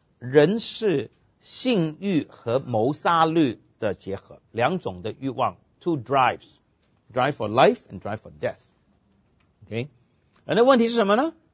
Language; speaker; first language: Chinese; non-native, local second language; Cantonese